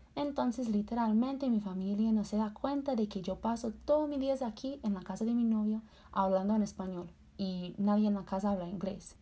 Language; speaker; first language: Spanish; non-native, fluent; English